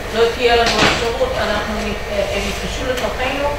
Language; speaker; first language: Hebrew; non-native, fluent; English